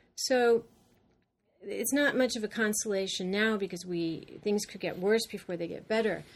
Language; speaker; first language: English; native; English